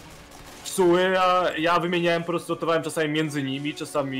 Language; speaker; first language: Polish; native; Polish